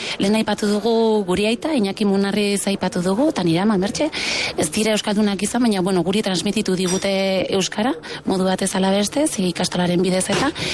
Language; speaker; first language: Basque; non-native, local second language; Spanish